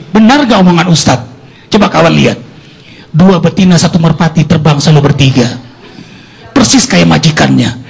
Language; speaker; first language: Indonesian; native; Indonesian